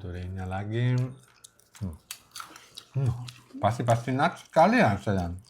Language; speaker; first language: Indonesian; non-native, learner; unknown